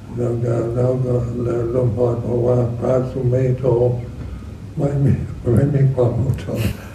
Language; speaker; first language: Thai; non-native, fluent; English